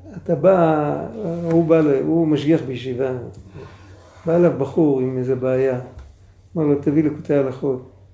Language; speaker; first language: Hebrew; non-native, fluent; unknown